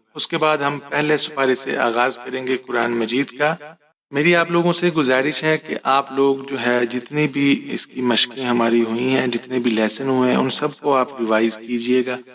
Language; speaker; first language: Urdu; native; Urdu